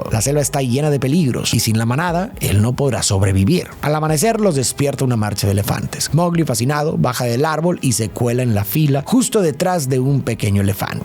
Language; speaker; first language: Spanish; native; Spanish